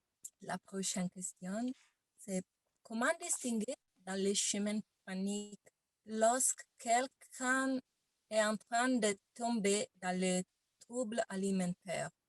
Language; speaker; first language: French; non-native, learner; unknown